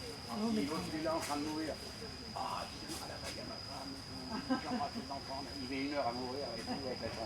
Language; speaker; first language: French; native; French